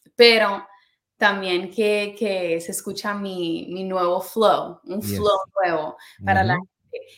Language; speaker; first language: Spanish; early bilingual, heritage; Spanish